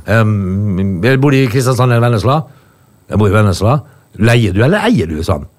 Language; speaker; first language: Norwegian; native; Norwegian